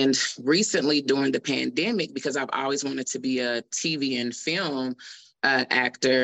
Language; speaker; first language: English; native; English